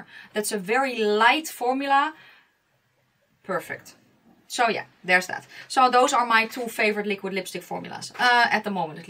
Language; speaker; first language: English; non-native, fluent; Dutch